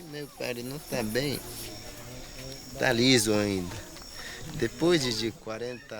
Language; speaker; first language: Portuguese; non-native, local second language; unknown